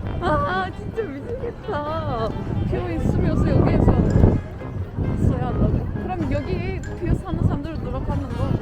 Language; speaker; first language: Korean; non-native, learner; Turkish